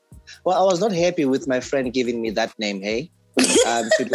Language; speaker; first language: English; non-native, local second language; Xhosa